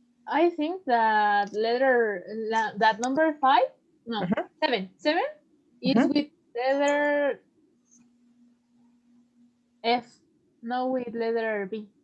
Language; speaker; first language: English; non-native, learner; Spanish